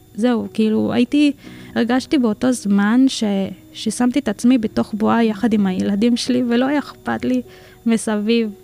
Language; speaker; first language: Hebrew; non-native, fluent; Filipino